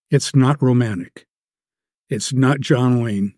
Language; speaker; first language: English; native; English